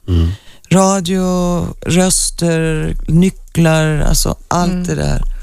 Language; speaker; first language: Swedish; native; Swedish